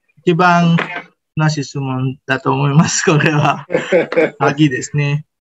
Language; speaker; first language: Japanese; non-native, fluent; Sinhala